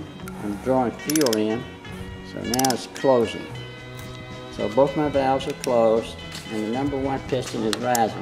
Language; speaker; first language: English; native; English